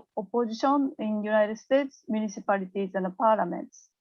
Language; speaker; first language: English; non-native, learner; Japanese